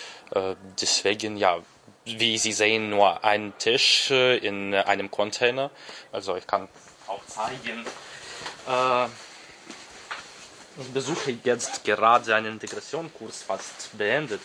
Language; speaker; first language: German; non-native, learner; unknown